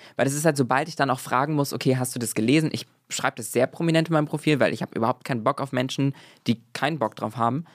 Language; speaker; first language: German; native; German